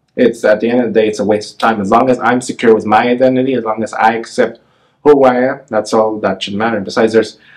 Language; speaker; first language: English; native; English